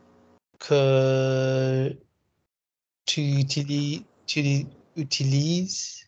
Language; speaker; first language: French; non-native, learner; English